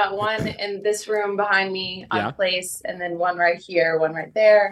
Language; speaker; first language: English; native; English